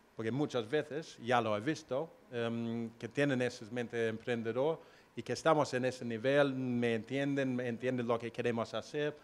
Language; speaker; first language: Spanish; non-native, fluent; English